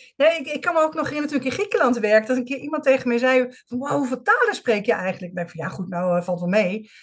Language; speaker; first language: Dutch; native; Dutch